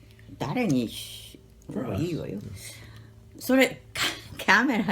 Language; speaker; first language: Japanese; native; Japanese